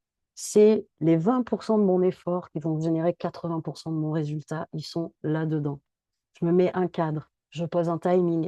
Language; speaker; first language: French; native; French